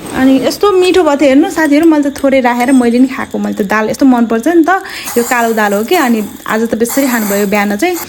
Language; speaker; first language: Nepali; non-native, local second language; Dangaura Tharu